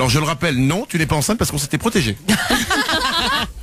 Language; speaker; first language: French; native; French